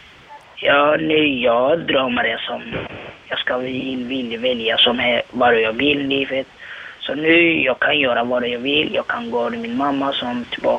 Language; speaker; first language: Swedish; non-native, learner; Somali